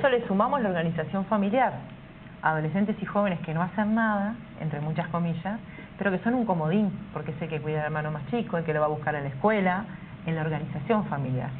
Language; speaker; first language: Spanish; native; Spanish